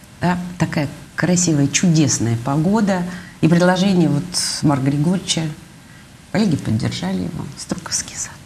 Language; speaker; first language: Russian; native; Russian